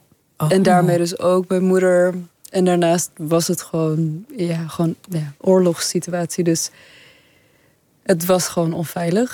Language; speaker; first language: Dutch; early bilingual, other home language; Persian